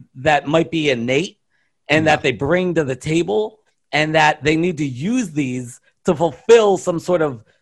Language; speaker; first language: English; native; English